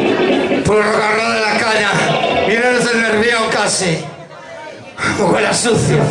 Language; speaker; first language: Spanish; native; Spanish